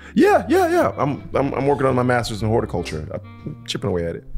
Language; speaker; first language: English; native; English